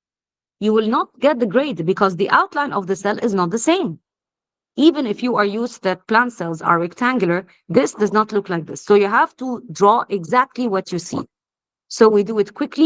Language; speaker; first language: English; non-native, fluent; Arabic